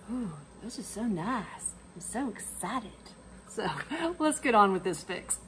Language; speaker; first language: English; native; English